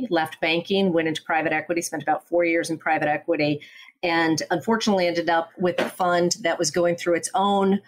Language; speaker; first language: English; native; English